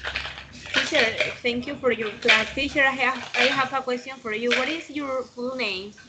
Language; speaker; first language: English; non-native, learner; Spanish